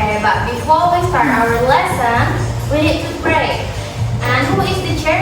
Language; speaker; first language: English; non-native, learner; Indonesian